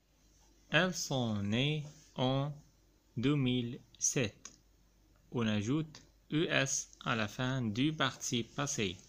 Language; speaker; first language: French; non-native, fluent; Arabic